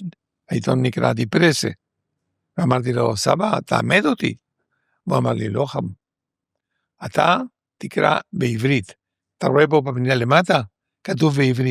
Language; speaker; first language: Hebrew; non-native, fluent; Spanish